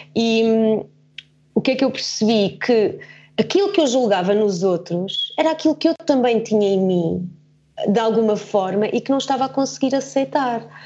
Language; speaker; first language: Portuguese; early bilingual, heritage; Portuguese